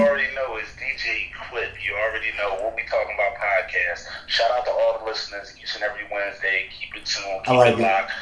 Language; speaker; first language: English; native; English